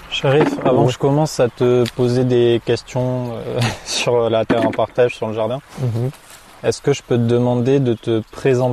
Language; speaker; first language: French; native; French